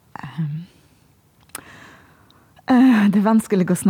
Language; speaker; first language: Norwegian; non-native, learner; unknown